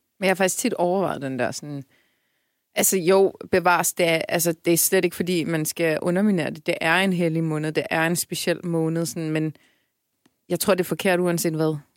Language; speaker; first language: Danish; early bilingual, other home language; Turkish